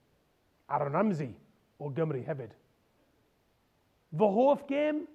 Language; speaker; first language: Welsh; non-native, local second language; English